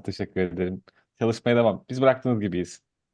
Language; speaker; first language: Turkish; native; Turkish